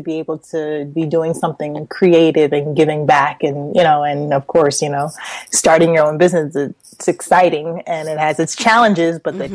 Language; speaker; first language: English; native; English